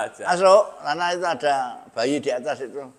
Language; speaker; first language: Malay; non-native, local second language; Javanese